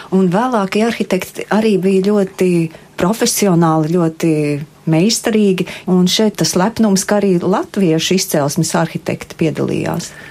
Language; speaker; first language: Latvian; native; Latvian